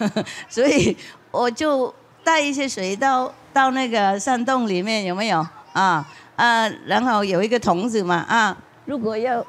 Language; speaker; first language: Chinese; non-native, fluent; Vietnamese